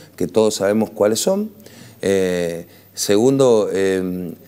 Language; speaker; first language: Spanish; native; Spanish